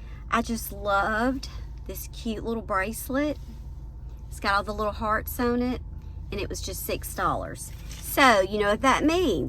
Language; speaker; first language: English; native; English